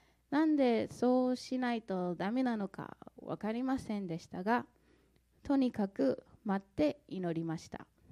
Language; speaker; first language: Japanese; non-native, fluent; English